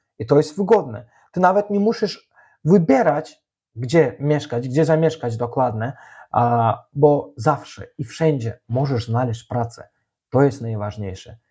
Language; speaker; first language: Polish; non-native, fluent; Azerbaijani